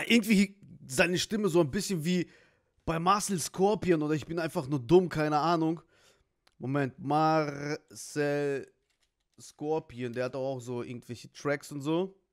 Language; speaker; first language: German; native; German